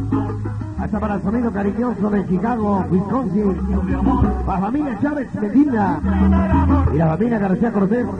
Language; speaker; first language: Spanish; native; Spanish